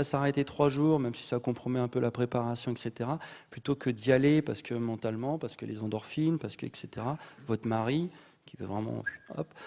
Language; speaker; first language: French; native; French